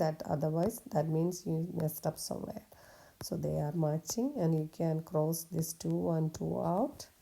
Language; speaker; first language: English; non-native, local second language; Malayalam